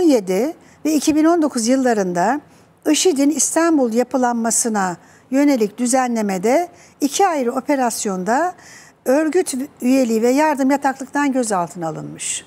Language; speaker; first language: Turkish; native; Turkish